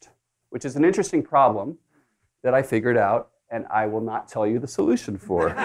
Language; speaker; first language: English; native; English